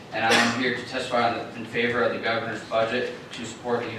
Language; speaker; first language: English; native; English